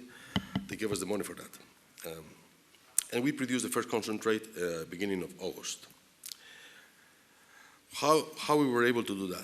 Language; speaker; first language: English; non-native, fluent; Spanish